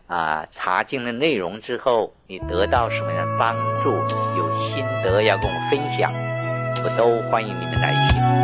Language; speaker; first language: Chinese; native; Chinese